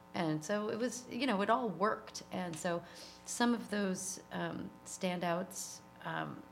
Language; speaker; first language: English; native; English